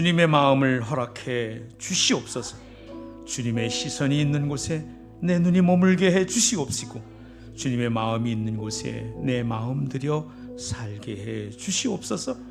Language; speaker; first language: Korean; native; Korean